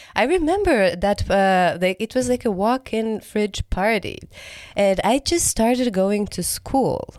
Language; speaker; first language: English; non-native, fluent; Croatian